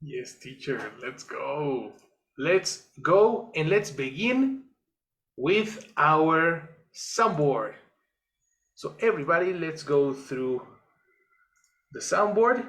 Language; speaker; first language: English; non-native, fluent; Spanish